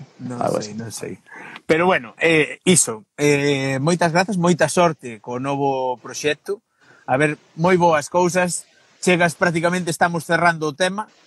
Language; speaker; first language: Galician; native; Galician